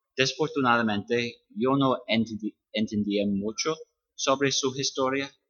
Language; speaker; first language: Spanish; non-native, fluent; English